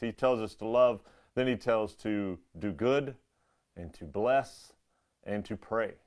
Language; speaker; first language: English; native; English